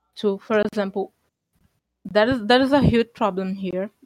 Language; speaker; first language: English; non-native, fluent; Portuguese